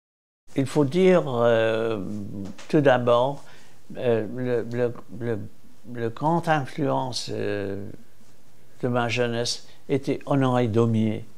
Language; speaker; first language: French; non-native, fluent; English